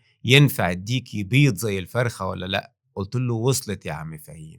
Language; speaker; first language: Arabic; native; Arabic